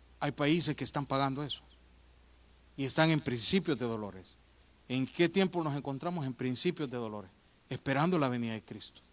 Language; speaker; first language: Spanish; native; Spanish